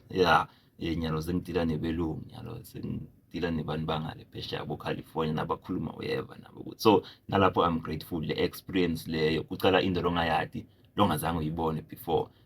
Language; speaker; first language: Zulu; native; Zulu